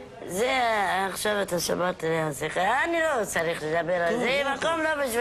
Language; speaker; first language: Hebrew; non-native, learner; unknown